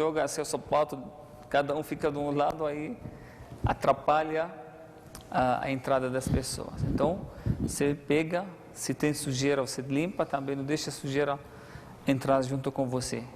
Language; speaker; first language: Portuguese; non-native, fluent; Arabic